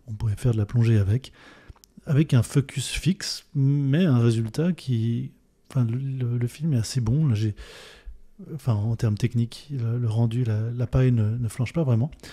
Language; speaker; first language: French; native; French